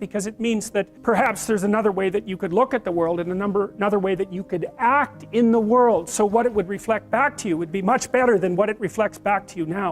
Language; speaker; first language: English; native; English